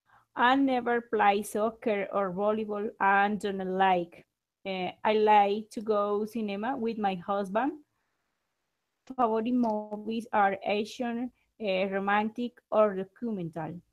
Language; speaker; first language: English; non-native, learner; Spanish